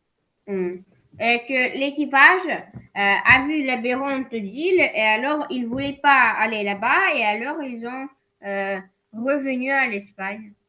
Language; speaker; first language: French; non-native, learner; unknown